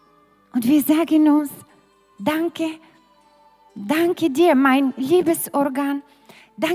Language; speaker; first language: German; non-native, fluent; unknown